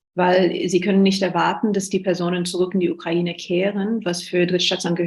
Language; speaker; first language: German; non-native, fluent; English